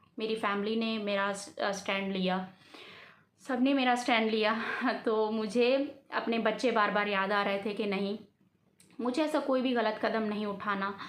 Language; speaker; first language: Urdu; native; Urdu